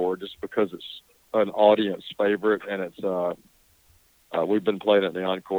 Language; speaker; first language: English; native; English